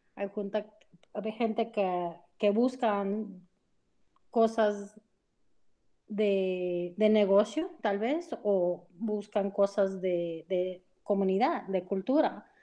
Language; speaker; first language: Spanish; early bilingual, heritage; Spanish